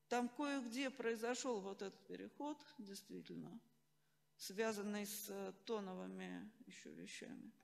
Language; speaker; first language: Russian; native; Russian